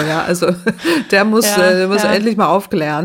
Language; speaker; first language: German; native; German